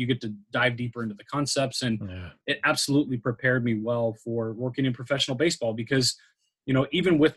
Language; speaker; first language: English; native; English